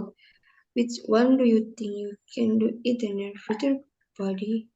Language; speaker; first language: English; non-native, learner; Indonesian